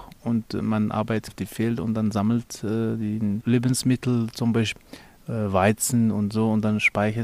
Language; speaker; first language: German; non-native, learner; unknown